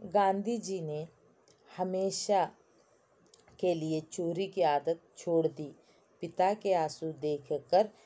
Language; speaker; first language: Hindi; non-native, local second language; Kannada